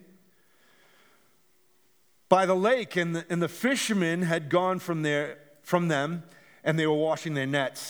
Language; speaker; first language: English; native; English